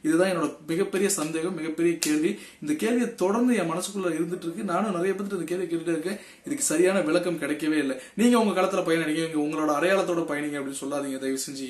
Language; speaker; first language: Tamil; non-native, local second language; Telugu